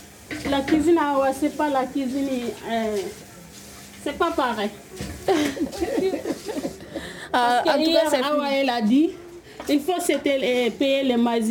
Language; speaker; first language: French; non-native, learner; Soninke